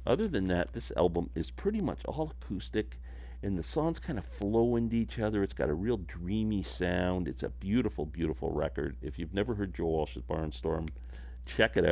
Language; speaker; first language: English; native; English